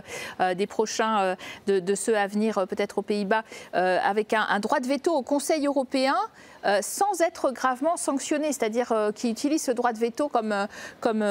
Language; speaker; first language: French; native; French